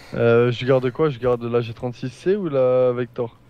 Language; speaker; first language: French; native; French